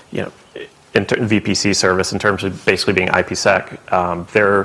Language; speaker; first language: English; native; English